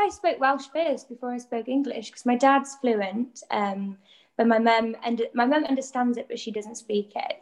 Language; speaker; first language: English; non-native, local second language; Welsh